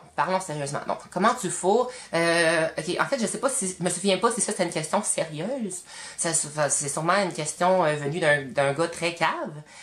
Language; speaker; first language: French; native; French